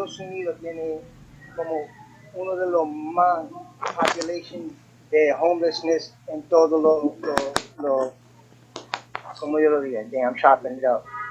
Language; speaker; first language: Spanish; early bilingual, heritage; English